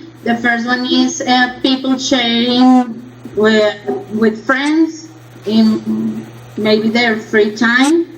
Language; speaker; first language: English; non-native, learner; Spanish